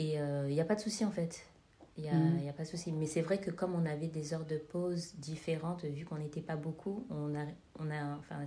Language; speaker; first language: French; native; French